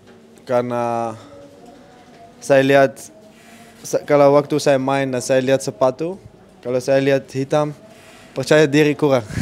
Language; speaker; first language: Indonesian; non-native, learner; Dutch